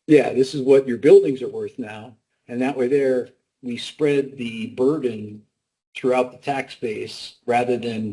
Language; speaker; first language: English; native; English